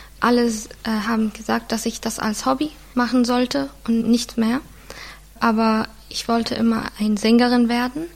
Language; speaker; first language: German; non-native, fluent; Arabic